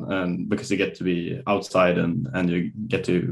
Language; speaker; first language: English; non-native, fluent; Swedish